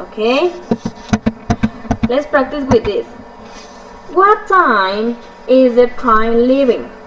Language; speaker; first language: English; non-native, fluent; Spanish